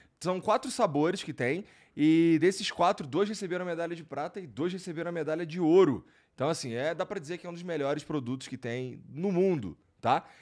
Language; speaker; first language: Portuguese; native; Portuguese